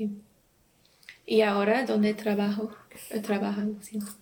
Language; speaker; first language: Spanish; non-native, learner; English